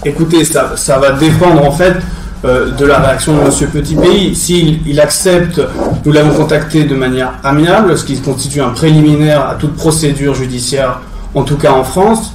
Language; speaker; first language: French; native; French